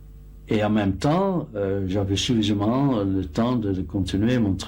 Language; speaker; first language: French; non-native, fluent; Dutch